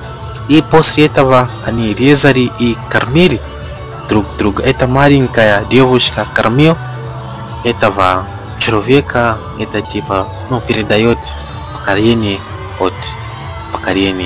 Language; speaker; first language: Russian; non-native, learner; Bemba